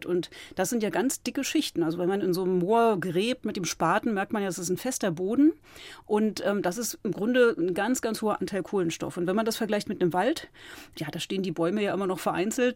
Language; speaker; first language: German; native; German